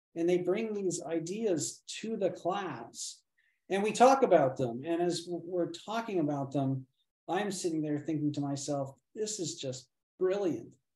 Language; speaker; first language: English; native; English